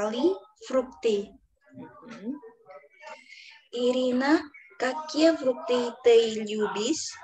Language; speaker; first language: Russian; non-native, learner; Indonesian